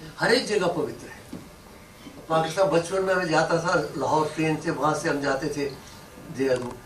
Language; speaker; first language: Hindi; non-native, local second language; Dogri